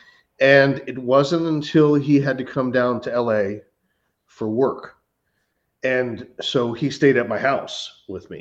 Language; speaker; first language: English; native; English